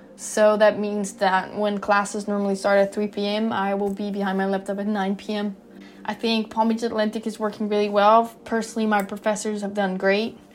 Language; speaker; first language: English; non-native, fluent; Dutch